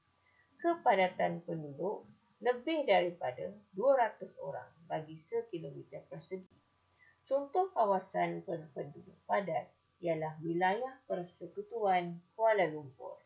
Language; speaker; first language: Malay; native; Malay